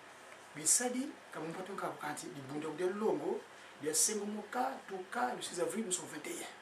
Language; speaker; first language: French; non-native, local second language; Kongo